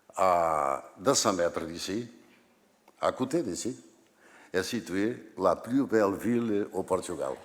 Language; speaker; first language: French; non-native, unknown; Portuguese